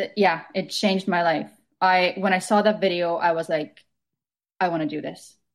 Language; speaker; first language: English; non-native, fluent; Estonian